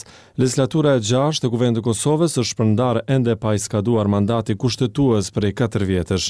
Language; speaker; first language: Albanian; native; Albanian